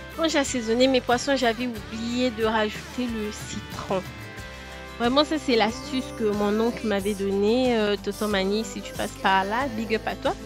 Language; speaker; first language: French; non-native, local second language; Lingala